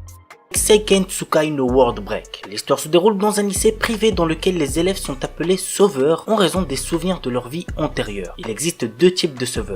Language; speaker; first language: French; native; French